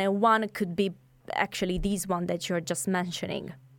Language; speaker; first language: English; non-native, fluent; Italian